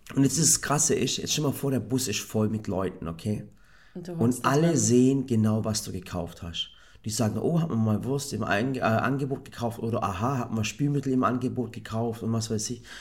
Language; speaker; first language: German; native; German